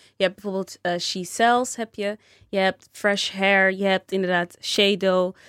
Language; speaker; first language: Dutch; early bilingual, other home language; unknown